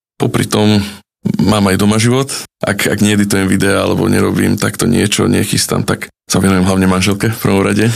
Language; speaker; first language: Slovak; native; Slovak